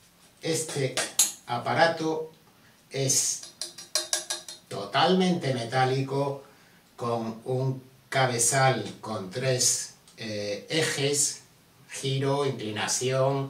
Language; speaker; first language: Spanish; native; Spanish